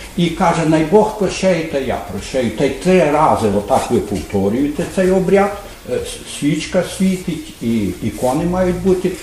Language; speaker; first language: Ukrainian; native; Ukrainian